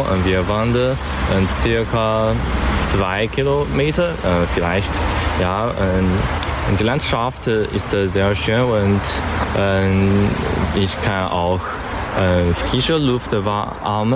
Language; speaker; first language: German; non-native, learner; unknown